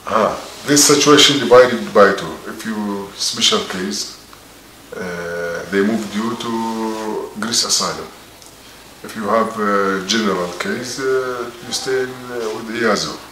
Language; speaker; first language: English; non-native, learner; Arabic